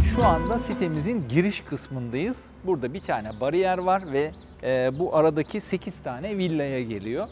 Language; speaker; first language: Turkish; native; Turkish